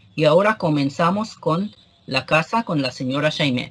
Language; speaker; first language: Spanish; non-native, fluent; Arabic